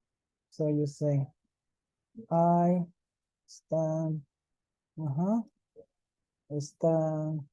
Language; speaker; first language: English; non-native, fluent; Spanish